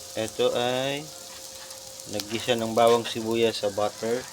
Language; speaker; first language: Filipino; non-native, local second language; Bikol